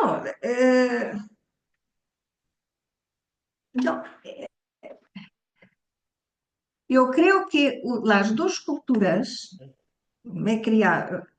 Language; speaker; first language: Spanish; early bilingual, heritage; Portuguese